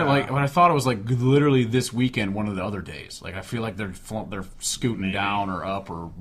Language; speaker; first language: English; native; English